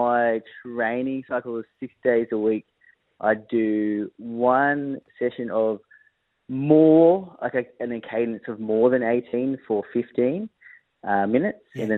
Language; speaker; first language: English; native; English